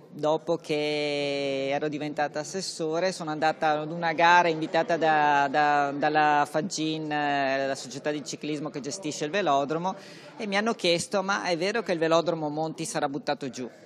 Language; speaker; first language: Italian; native; Italian